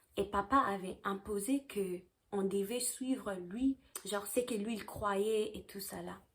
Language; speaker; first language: French; early bilingual, heritage; French